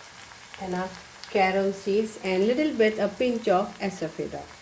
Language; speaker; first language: English; non-native, local second language; Konkani